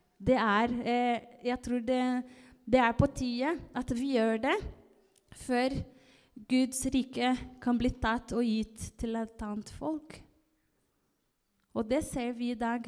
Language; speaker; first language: Norwegian; non-native, fluent; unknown